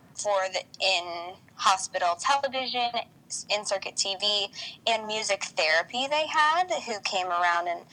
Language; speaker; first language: English; native; English